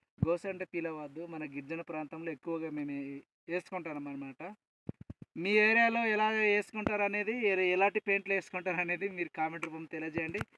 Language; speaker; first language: Telugu; non-native, local second language; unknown